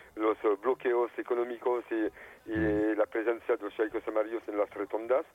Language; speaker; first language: Spanish; non-native, fluent; French